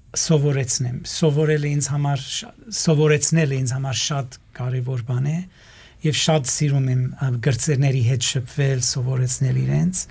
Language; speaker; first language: Armenian; early bilingual, heritage; Armenian